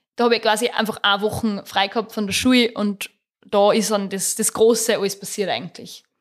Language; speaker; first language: German; native; German